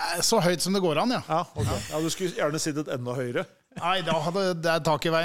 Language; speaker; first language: Norwegian; native; Norwegian